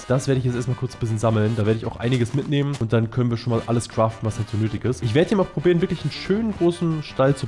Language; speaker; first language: German; native; German